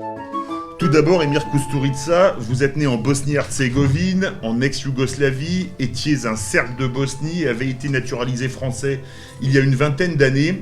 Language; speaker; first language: French; native; French